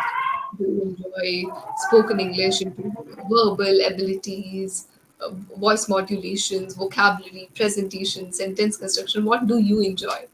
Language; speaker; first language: English; non-native, local second language; Hindi